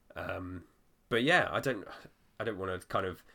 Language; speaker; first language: English; native; English